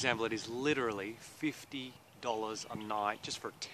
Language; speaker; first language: English; native; English